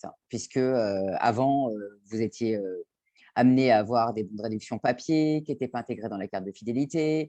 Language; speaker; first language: French; native; French